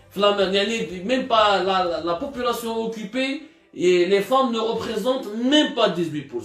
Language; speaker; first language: French; non-native, local second language; Arabic